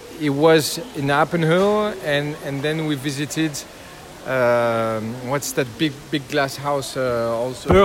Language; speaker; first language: English; non-native, learner; French